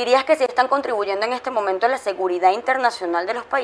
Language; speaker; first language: Spanish; native; Spanish